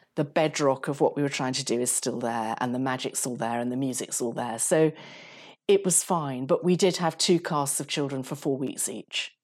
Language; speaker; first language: English; native; English